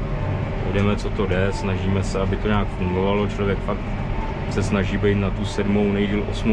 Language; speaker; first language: Czech; native; Czech